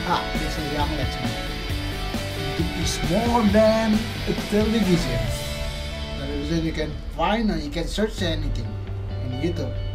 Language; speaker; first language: English; non-native, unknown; Indonesian